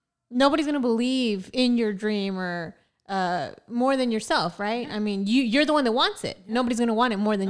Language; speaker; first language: English; early bilingual, other home language; Spanish